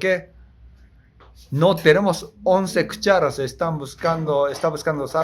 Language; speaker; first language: Spanish; non-native, fluent; Japanese